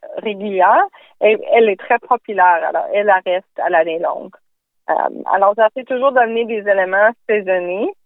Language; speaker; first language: French; native; French